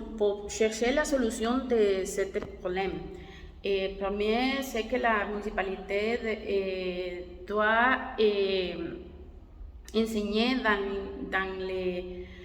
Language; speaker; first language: French; non-native, learner; Spanish